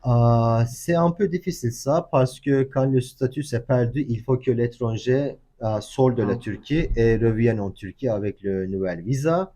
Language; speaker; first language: French; non-native, learner; Turkish